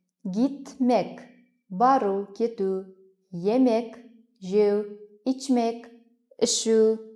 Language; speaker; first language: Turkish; non-native, fluent; Kazakh